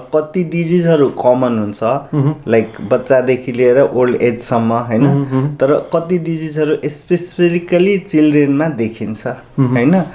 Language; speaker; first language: Nepali; non-native, local second language; Maithili